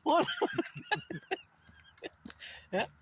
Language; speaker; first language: English; non-native, local second language; Amharic